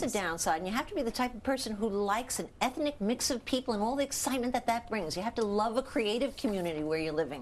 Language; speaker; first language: English; native; English